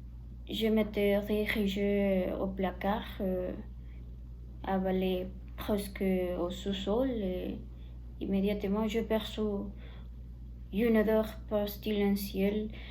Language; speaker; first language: French; non-native, learner; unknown